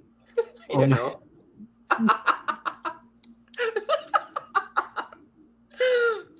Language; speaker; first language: English; non-native, local second language; Filipino